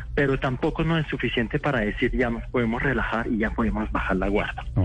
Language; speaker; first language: Spanish; non-native, fluent; French